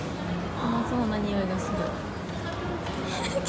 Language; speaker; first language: Japanese; early bilingual, other home language; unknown